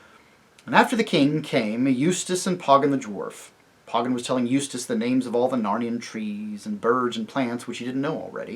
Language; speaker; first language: English; native; English